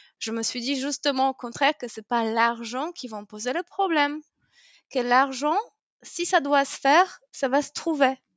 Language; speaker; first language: French; non-native, fluent; Polish